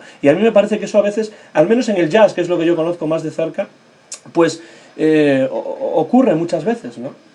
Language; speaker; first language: Spanish; native; Spanish